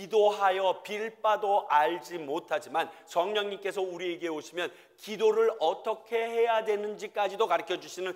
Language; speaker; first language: Korean; native; Korean